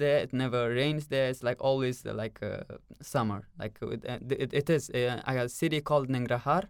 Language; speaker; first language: English; non-native, learner; Persian